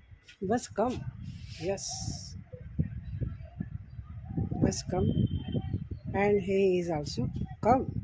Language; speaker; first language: English; non-native, learner; Hindi